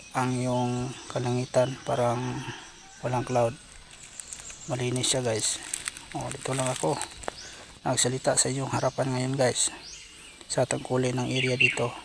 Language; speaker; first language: Filipino; non-native, local second language; Cebuano